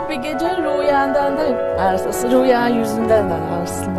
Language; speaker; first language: Turkish; non-native, fluent; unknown